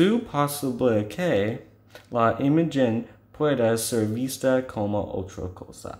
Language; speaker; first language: Spanish; non-native, learner; English